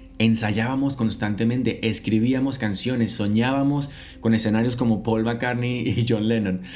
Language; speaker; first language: Spanish; native; Spanish